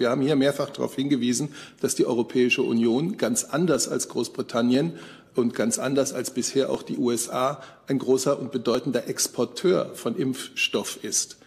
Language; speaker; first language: German; native; German